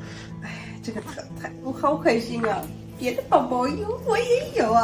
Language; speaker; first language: Chinese; non-native, fluent; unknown